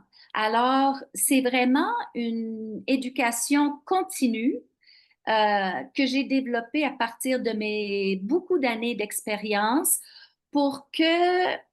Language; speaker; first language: French; non-native, local second language; English